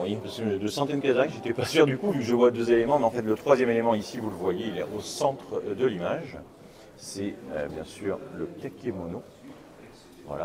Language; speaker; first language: French; native; French